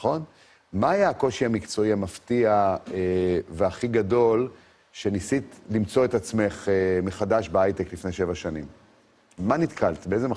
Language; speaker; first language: Hebrew; native; Hebrew